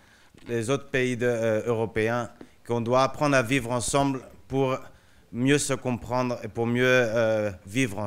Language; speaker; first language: French; non-native, fluent; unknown